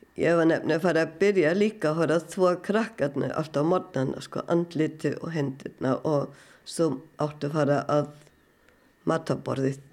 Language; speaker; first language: Icelandic; non-native, fluent; German